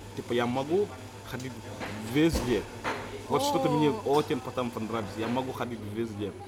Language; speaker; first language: Russian; non-native, learner; Wolof